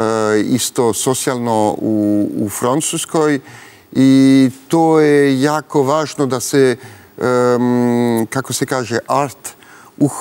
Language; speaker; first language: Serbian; early bilingual, heritage; French